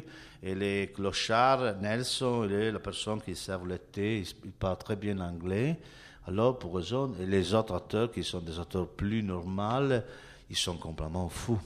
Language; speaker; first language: French; non-native, learner; Italian